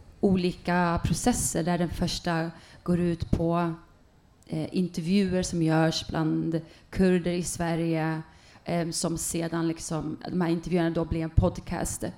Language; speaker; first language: Swedish; early bilingual, other home language; Kurdish